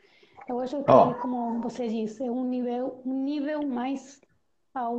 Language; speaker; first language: Portuguese; non-native, learner; Spanish